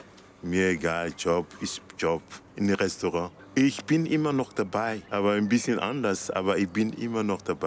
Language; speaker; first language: German; non-native, learner; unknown